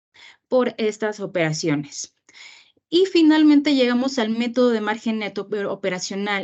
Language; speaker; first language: Spanish; native; Spanish